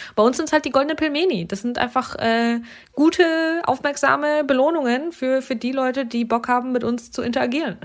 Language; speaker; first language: German; early bilingual, other home language; Russian